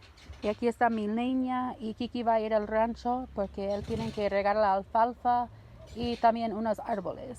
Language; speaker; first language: Spanish; non-native, learner; English